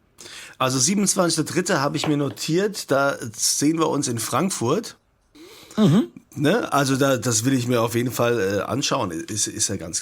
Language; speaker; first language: German; native; German